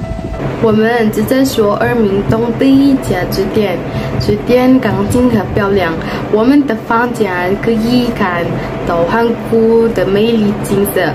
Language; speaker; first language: Chinese; non-native, learner; Malay